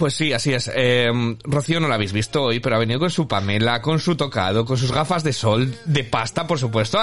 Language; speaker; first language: Spanish; native; Spanish